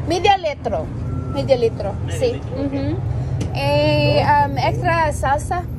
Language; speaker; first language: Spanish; non-native, learner; Hiligaynon